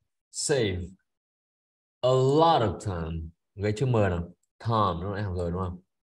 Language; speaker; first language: Vietnamese; native; Vietnamese